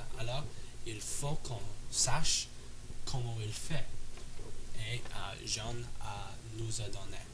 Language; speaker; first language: French; non-native, learner; English